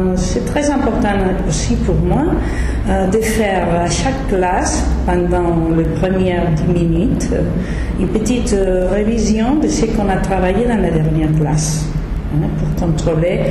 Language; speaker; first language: French; non-native, learner; Spanish